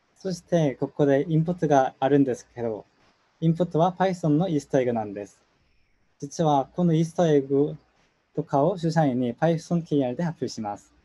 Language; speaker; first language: Japanese; non-native, learner; Korean